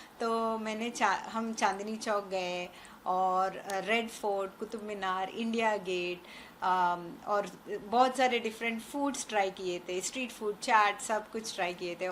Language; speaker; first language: Hindi; non-native, local second language; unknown